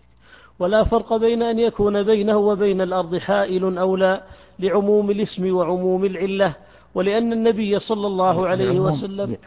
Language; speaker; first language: Arabic; native; Arabic